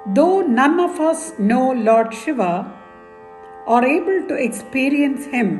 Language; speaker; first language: English; non-native, local second language; Tamil